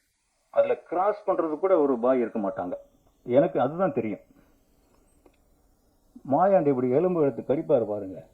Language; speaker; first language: Tamil; native; Tamil